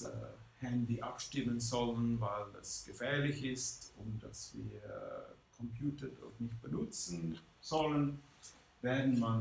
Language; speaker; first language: German; non-native, fluent; English